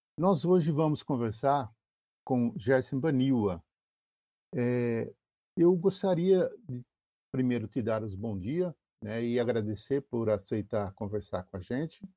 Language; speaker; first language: Portuguese; native; Portuguese